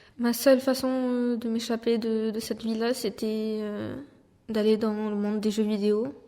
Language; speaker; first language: French; native; French